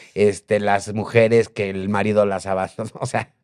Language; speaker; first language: Spanish; native; Spanish